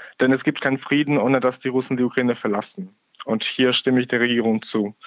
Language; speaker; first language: German; non-native, fluent; Ukrainian